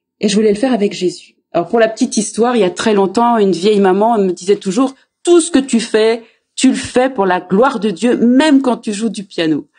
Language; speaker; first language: French; native; French